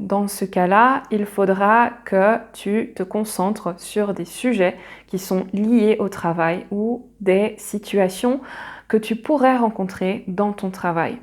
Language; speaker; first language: French; native; French